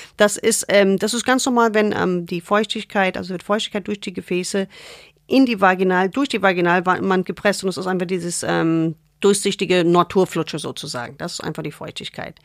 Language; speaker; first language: German; non-native, fluent; English